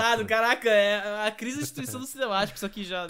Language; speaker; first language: Portuguese; native; Portuguese